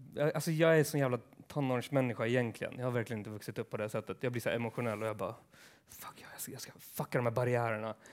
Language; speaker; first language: Swedish; early bilingual, other home language; Kurdish